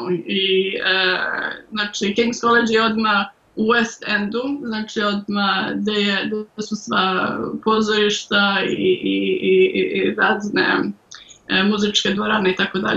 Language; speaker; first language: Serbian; early bilingual, heritage; Serbian